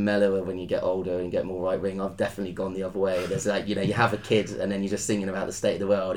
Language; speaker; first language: English; native; English